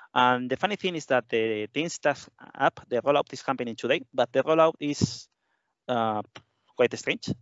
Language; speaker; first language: English; non-native, fluent; Spanish